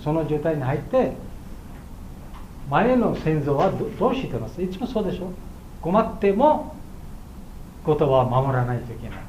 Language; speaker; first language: Japanese; non-native, learner; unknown